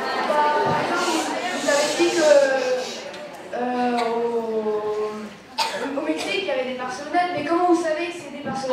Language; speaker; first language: French; non-native, fluent; Spanish